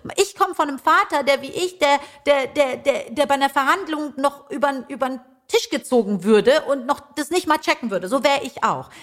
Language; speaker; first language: German; early bilingual, other home language; Persian